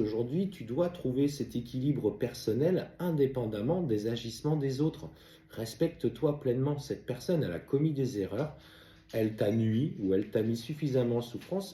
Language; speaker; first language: French; native; French